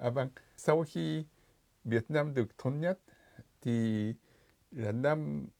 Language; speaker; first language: Vietnamese; non-native, fluent; Japanese